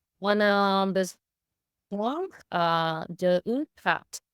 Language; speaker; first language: French; non-native, learner; English